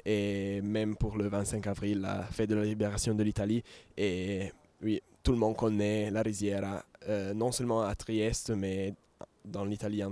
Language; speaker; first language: French; non-native, fluent; Italian